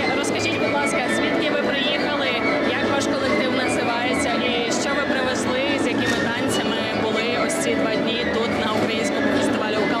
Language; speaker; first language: Ukrainian; native; Ukrainian